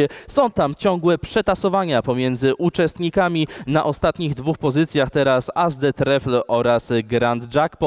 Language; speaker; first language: Polish; native; Polish